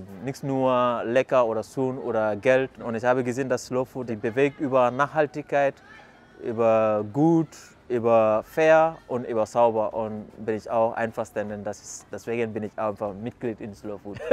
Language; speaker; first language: German; non-native, fluent; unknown